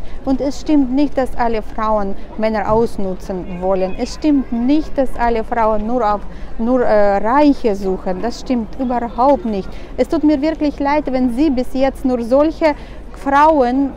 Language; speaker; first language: German; non-native, fluent; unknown